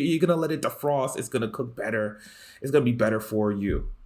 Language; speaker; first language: English; native; English